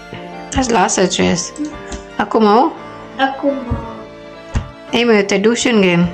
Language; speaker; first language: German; non-native, learner; Indonesian